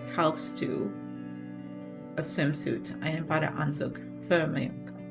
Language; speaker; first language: German; non-native, learner; English